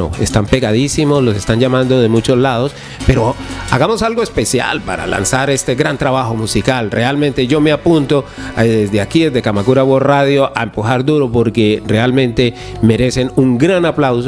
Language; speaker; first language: Spanish; native; Spanish